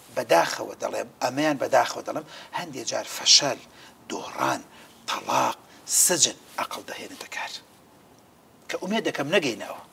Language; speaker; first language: Central Kurdish; native; Central Kurdish